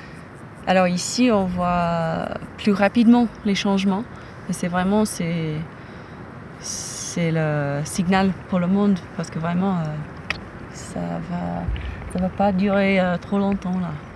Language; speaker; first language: French; non-native, fluent; English